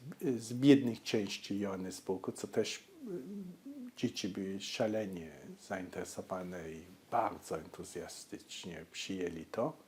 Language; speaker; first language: Polish; early bilingual, heritage; Polish